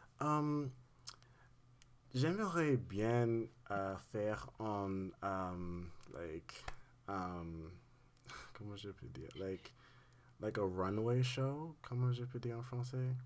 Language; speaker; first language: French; non-native, learner; English